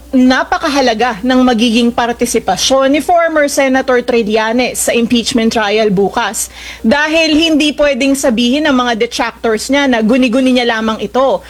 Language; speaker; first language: Filipino; native; Filipino